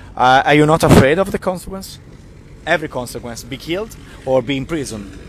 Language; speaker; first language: English; non-native, fluent; Italian